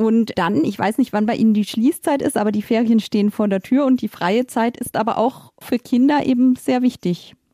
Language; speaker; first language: German; native; German